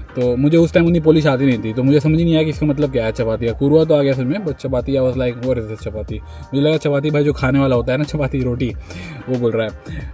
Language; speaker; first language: Hindi; native; Hindi